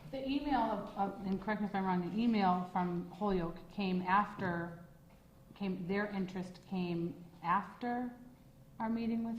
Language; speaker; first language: English; native; English